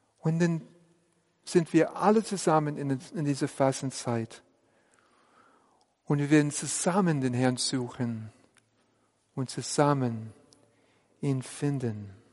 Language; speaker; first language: German; non-native, fluent; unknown